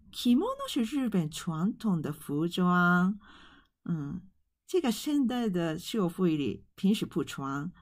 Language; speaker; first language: Chinese; non-native, fluent; Japanese